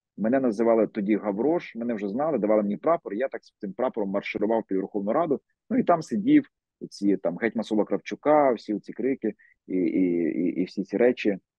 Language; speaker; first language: Ukrainian; native; Ukrainian